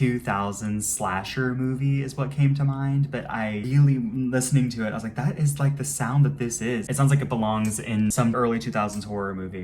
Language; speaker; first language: English; native; English